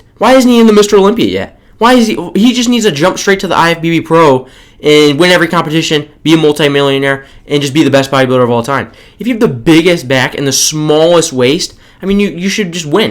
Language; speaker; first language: English; native; English